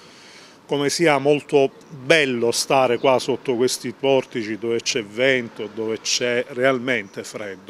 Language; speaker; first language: Italian; native; Italian